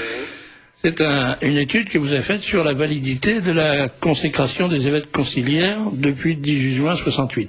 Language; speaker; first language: French; native; French